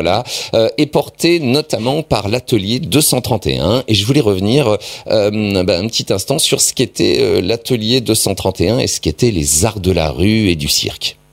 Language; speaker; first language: French; native; French